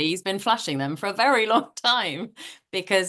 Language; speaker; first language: English; native; English